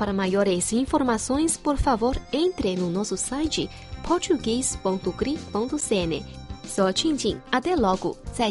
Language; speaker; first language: Portuguese; non-native, fluent; Chinese